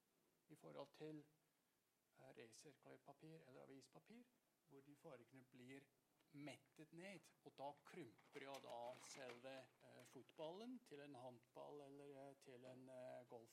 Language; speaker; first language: Norwegian; non-native, fluent; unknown